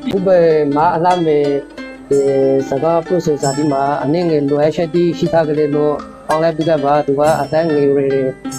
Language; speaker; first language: Burmese; native; Burmese